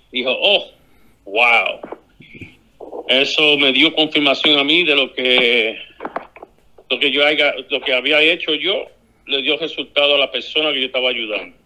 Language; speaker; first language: Spanish; early bilingual, heritage; Spanish